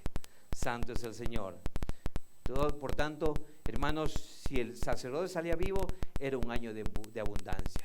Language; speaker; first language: Spanish; native; Spanish